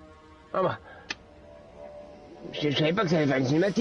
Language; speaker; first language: French; native; French